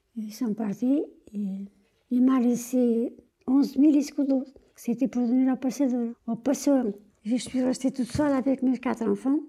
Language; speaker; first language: French; non-native, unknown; Portuguese